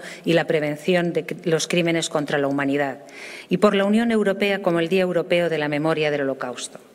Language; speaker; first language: Spanish; native; Spanish